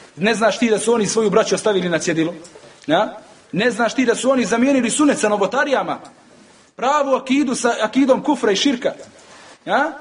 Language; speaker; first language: Bosnian; native; Bosnian